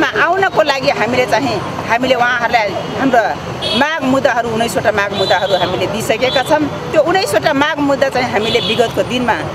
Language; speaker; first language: Nepali; non-native, local second language; Dangaura Tharu